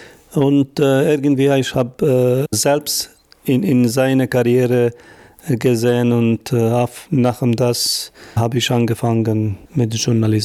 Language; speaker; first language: German; non-native, fluent; Albanian